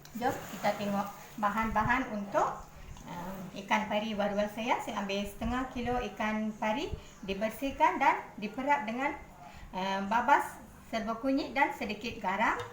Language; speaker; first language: Malay; non-native, local second language; Tamil